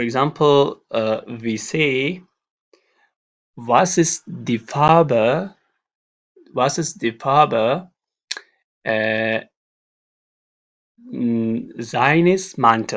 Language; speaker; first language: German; non-native, learner; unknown